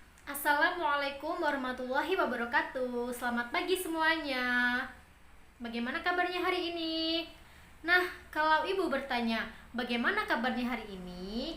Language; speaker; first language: Indonesian; native; Indonesian